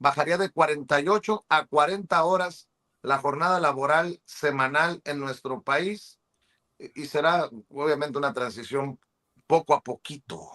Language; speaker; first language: Spanish; native; Spanish